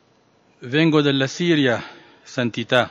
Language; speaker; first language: Italian; non-native, fluent; Arabic